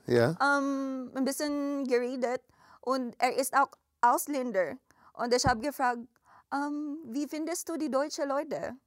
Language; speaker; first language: German; non-native, learner; Filipino